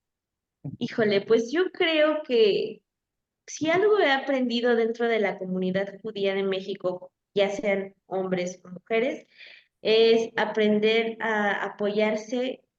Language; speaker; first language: Spanish; native; Spanish